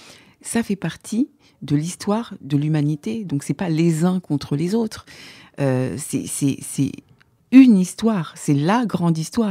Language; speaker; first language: French; native; French